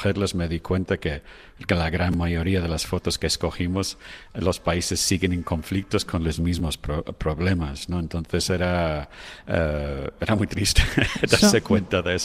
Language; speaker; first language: Spanish; non-native, fluent; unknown